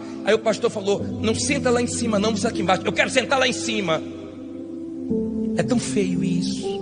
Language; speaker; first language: Portuguese; native; Portuguese